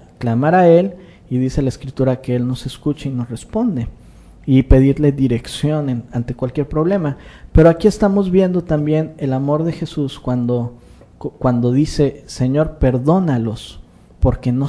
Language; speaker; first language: Spanish; native; Spanish